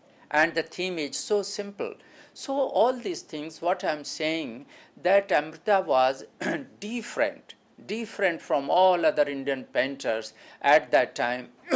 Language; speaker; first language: English; non-native, local second language; Hindi